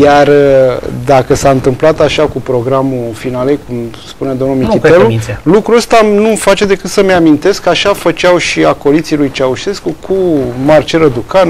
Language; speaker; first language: Romanian; native; Romanian